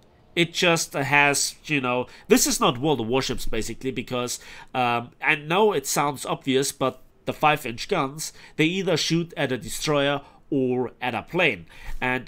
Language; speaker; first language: English; non-native, fluent; German